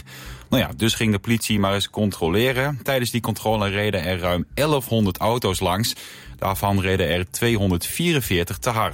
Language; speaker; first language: Dutch; native; Dutch